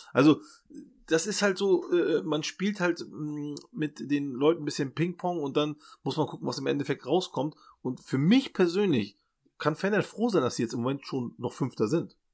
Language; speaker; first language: German; early bilingual, other home language; Turkish